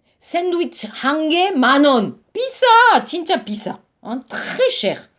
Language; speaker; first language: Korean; non-native, learner; French